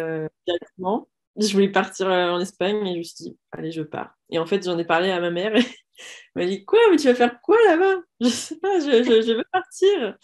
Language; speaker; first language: French; native; French